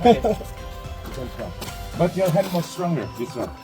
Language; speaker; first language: English; non-native, learner; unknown